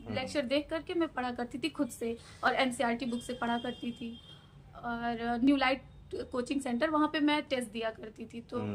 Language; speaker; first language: Hindi; native; Hindi